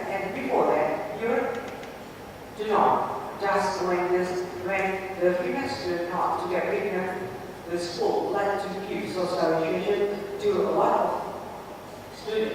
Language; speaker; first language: English; non-native, learner; Indonesian